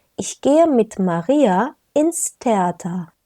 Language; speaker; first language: German; non-native, fluent; Turkish